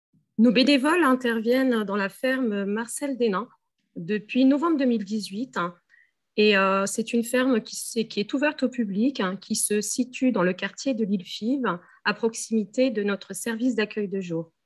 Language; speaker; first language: French; native; French